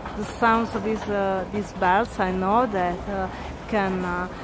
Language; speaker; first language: English; non-native, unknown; Italian